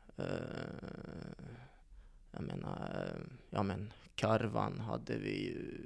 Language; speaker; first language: Swedish; early bilingual, other home language; Bosnian